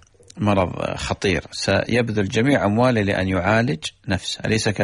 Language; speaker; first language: Arabic; native; Arabic